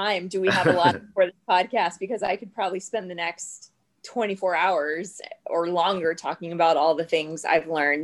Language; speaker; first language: English; native; English